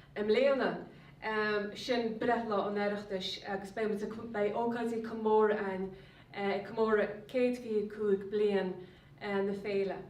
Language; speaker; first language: Irish; native; Irish